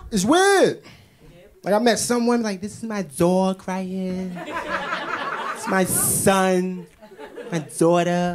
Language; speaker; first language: English; native; English